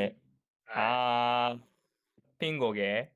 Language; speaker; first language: Chinese; non-native, learner; Japanese